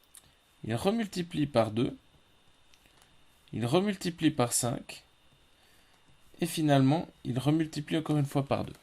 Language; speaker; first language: French; native; French